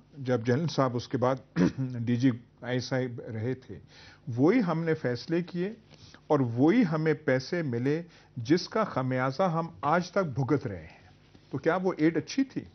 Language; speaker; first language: Urdu; non-native, local second language; Punjabi